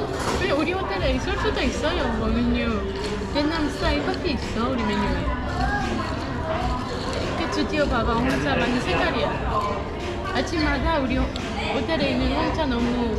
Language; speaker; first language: Korean; non-native, learner; French